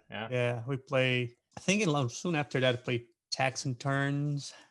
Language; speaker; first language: English; non-native, fluent; Portuguese